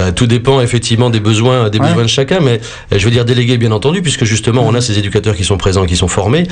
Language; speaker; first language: French; native; French